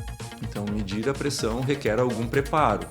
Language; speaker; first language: Portuguese; native; Portuguese